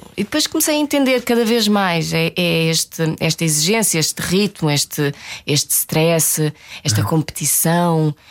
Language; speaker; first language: Portuguese; native; Portuguese